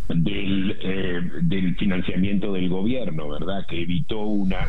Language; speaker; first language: Spanish; native; Spanish